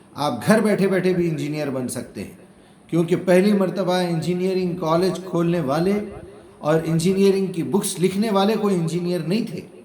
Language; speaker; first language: Urdu; native; Urdu